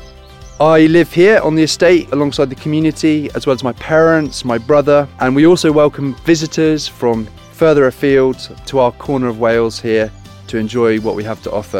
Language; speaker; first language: English; native; English